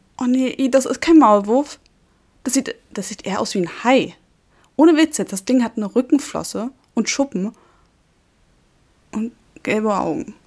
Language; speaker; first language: German; native; German